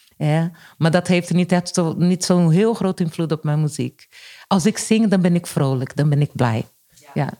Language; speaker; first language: Dutch; non-native, fluent; Portuguese